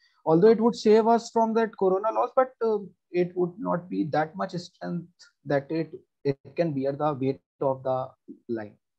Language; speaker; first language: English; non-native, local second language; Hindi